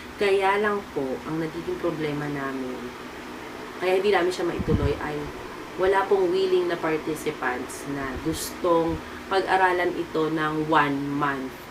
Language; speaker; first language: Filipino; native; Filipino